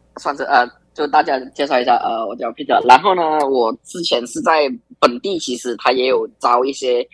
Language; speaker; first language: Chinese; native; Chinese